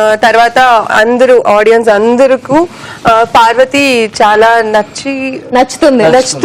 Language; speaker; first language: Telugu; non-native, learner; Kannada